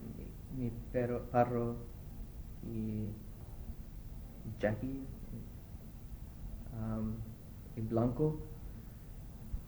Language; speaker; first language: Spanish; non-native, learner; English